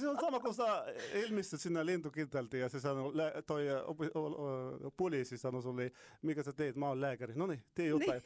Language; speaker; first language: Finnish; non-native, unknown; Arabic